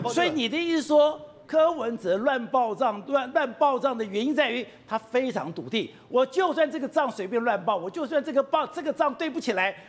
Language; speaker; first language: Chinese; native; Chinese